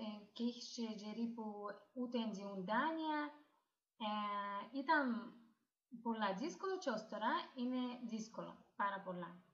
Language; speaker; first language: Greek; non-native, learner; Russian